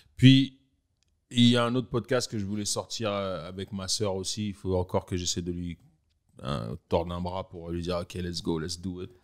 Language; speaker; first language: French; native; French